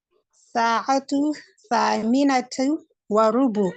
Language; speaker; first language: Arabic; non-native, learner; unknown